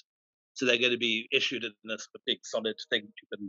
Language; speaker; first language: English; native; English